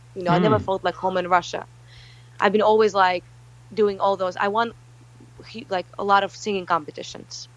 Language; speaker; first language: English; early bilingual, other home language; Russian